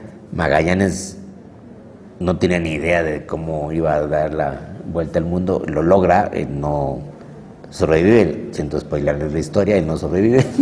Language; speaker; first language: Spanish; native; Spanish